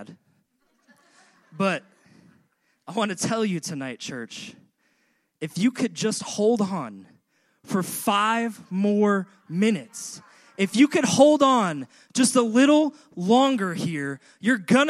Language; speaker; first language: English; native; English